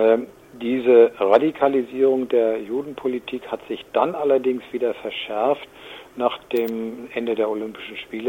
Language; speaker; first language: German; native; German